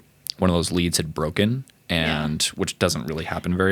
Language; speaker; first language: English; native; English